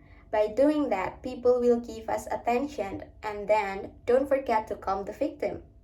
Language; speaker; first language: English; non-native, learner; Indonesian